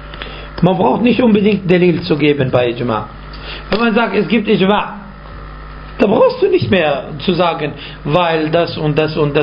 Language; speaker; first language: German; non-native, fluent; Arabic